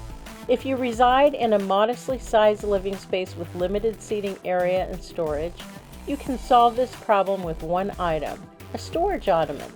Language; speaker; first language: English; native; English